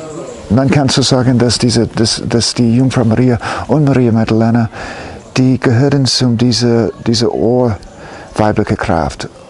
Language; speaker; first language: German; non-native, fluent; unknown